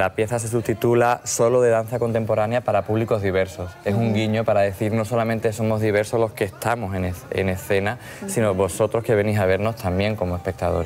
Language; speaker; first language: Spanish; native; Spanish